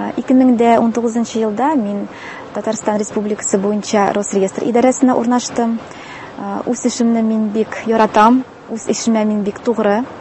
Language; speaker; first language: Tatar; non-native, local second language; Russian